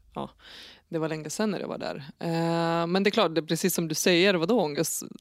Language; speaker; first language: Swedish; non-native, fluent; Lithuanian